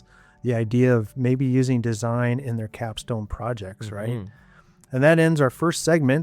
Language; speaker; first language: English; native; English